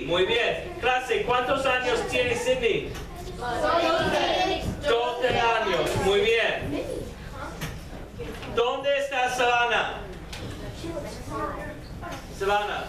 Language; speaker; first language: Spanish; non-native, fluent; English